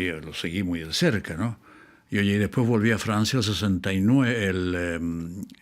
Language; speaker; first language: Spanish; native; Spanish